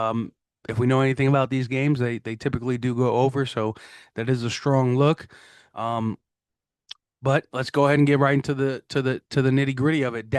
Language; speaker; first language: English; native; English